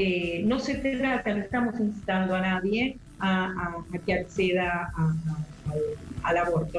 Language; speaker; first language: Spanish; native; Spanish